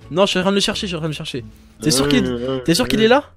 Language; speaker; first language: French; native; French